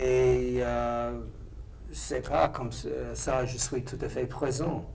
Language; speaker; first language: French; non-native, fluent; English